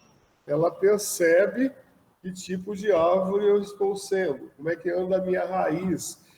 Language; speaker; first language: Portuguese; native; Portuguese